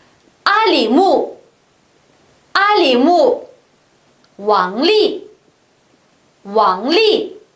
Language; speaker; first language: Chinese; non-native, local second language; Uyghur